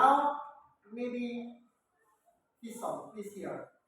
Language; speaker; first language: English; non-native, learner; Indonesian